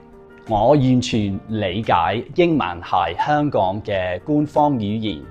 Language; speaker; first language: Cantonese; non-native, fluent; English